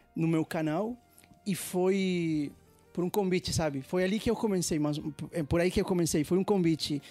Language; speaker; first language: Portuguese; non-native, fluent; Spanish